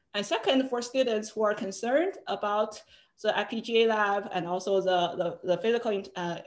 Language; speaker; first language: English; non-native, fluent; Chinese